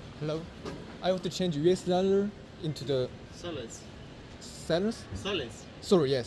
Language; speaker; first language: English; non-native, learner; Korean